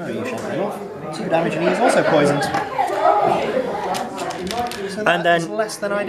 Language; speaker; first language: English; native; English